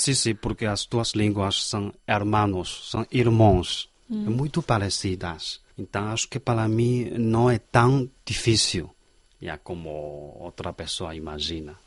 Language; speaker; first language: Portuguese; non-native, learner; Chinese